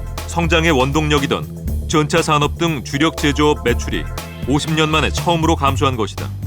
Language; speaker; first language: Korean; native; Korean